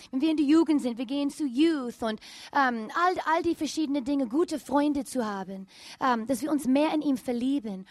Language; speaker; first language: German; non-native, fluent; English